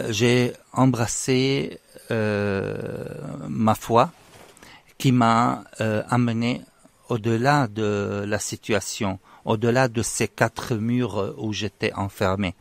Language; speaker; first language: French; non-native, fluent; Arabic